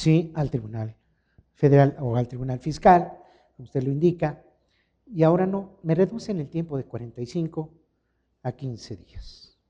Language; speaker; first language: Spanish; native; Spanish